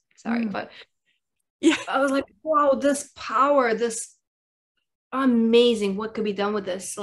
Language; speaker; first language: English; early bilingual, other home language; Russian